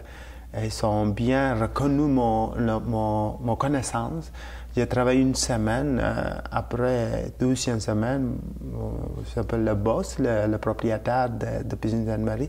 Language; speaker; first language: French; non-native, learner; Tamil